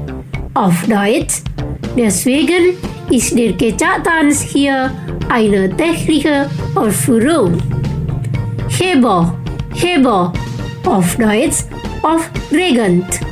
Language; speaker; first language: German; non-native, fluent; Indonesian